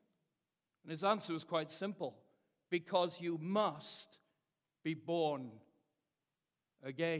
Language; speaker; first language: English; native; English